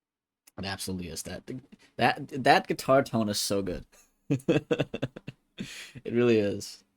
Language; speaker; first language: English; native; English